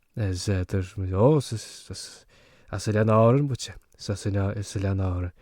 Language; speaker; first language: Irish; native; Irish